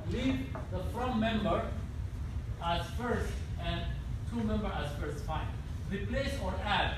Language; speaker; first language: English; non-native, fluent; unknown